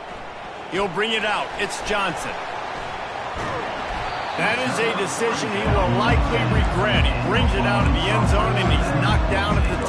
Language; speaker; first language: English; native; English